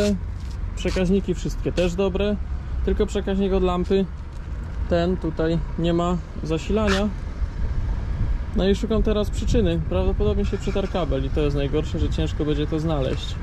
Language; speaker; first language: Polish; native; Polish